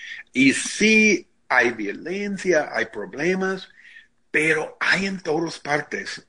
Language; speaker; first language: Spanish; non-native, fluent; English